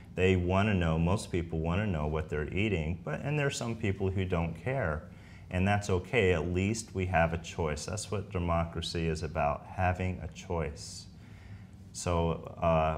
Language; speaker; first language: English; native; English